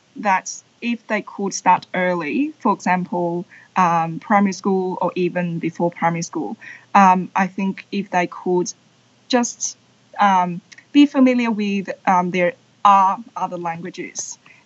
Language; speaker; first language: English; non-native, fluent; Chinese